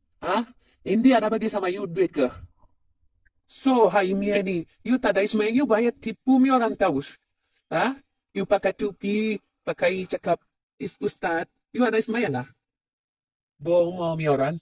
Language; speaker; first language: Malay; non-native, learner; Rohingya